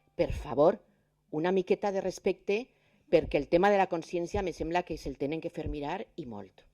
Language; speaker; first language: Catalan; non-native, local second language; Spanish